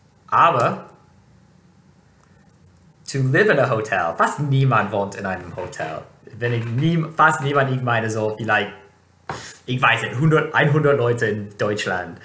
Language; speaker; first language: German; non-native, fluent; English